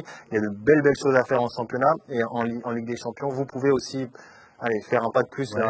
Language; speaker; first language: French; native; French